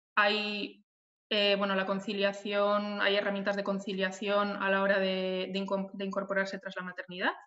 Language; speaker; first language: Spanish; native; Spanish